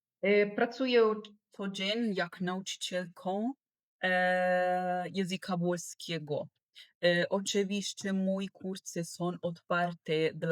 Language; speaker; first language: Polish; non-native, learner; Italian